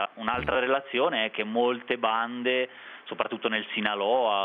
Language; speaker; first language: Italian; native; Italian